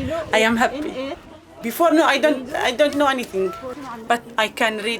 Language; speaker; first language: English; non-native, learner; Arabic